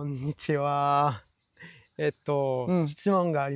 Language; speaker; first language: Japanese; non-native, learner; French